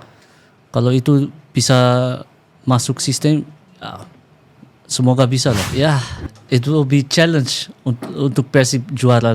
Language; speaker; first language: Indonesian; early bilingual, heritage; Dutch